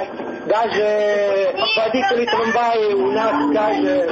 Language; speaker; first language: Russian; non-native, learner; Italian